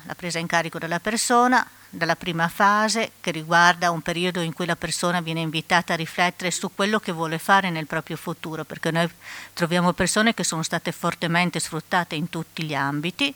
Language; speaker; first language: Italian; native; Italian